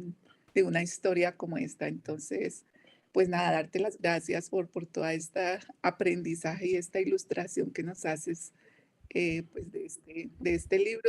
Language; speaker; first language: Spanish; native; Spanish